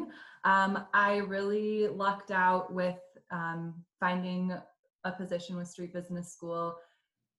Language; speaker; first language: English; native; English